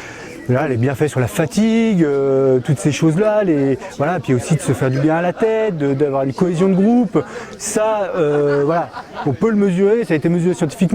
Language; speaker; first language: French; native; French